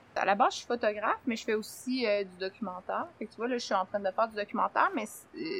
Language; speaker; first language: French; native; French